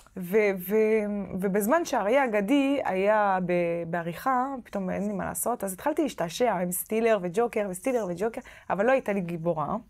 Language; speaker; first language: Hebrew; non-native, fluent; French